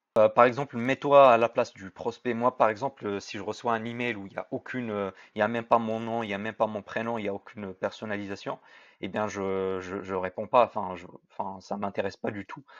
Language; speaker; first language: French; native; French